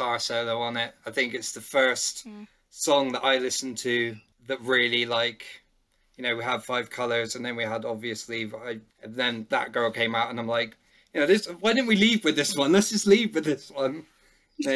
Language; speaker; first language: English; native; English